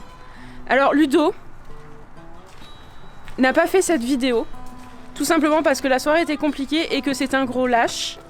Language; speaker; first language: French; native; French